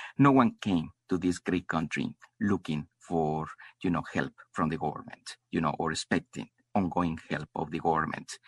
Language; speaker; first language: English; non-native, fluent; Spanish